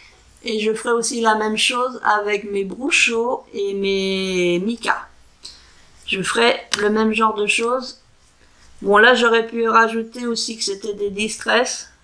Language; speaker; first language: French; native; French